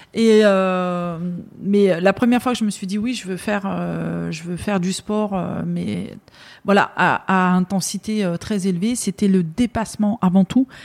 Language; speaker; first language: French; native; French